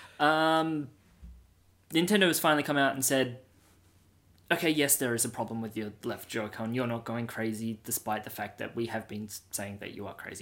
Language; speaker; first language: English; native; English